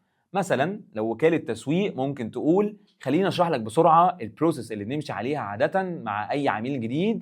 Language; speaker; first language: Arabic; native; Arabic